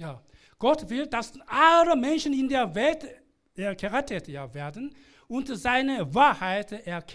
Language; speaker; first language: German; non-native, learner; Korean